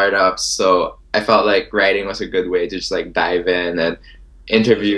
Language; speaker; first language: English; non-native, local second language; Filipino